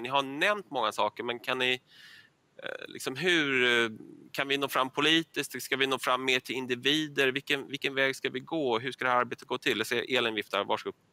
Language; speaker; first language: Swedish; native; Swedish